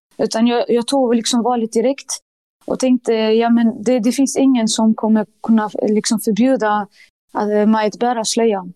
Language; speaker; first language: Swedish; early bilingual, other home language; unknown